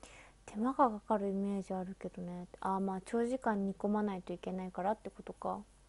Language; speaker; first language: Japanese; native; Japanese